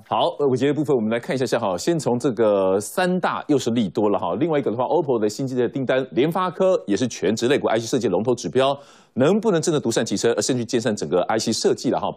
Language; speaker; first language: Chinese; native; Chinese